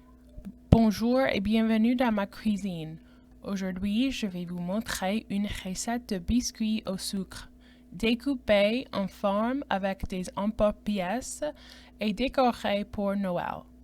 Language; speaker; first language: French; non-native, fluent; English